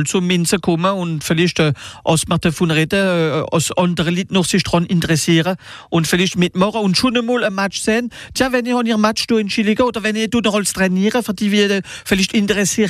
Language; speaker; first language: German; non-native, local second language; Swiss German